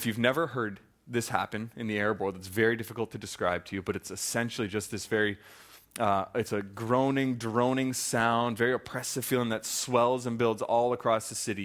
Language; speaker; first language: English; native; English